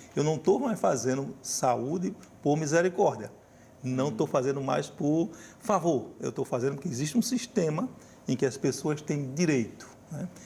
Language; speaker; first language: Portuguese; native; Portuguese